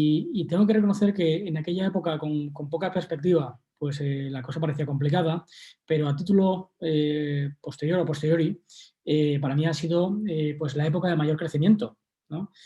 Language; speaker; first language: Spanish; native; Spanish